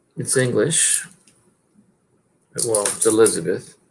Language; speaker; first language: English; native; English